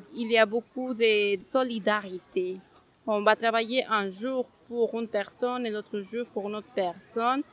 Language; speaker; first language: French; non-native, fluent; Spanish